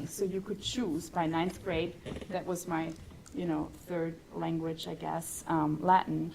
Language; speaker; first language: English; non-native, fluent; German